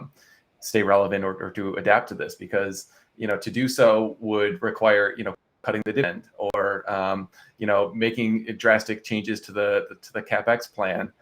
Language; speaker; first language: English; native; English